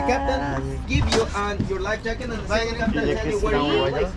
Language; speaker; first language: English; non-native, learner; Spanish